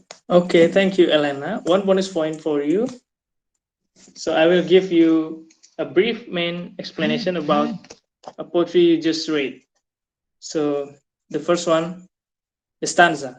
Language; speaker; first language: English; non-native, fluent; Indonesian